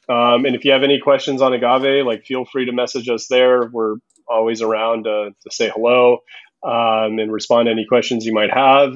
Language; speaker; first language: English; early bilingual, other home language; Spanish